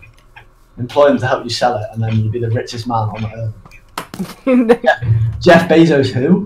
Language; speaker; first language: English; native; English